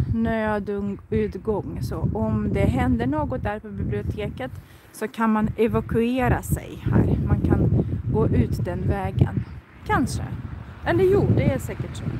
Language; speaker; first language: Swedish; non-native, fluent; Russian